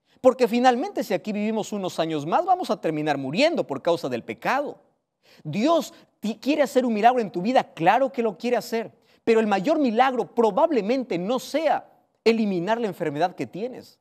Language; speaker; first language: Spanish; native; Spanish